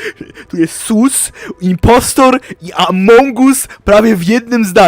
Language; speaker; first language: Polish; native; Polish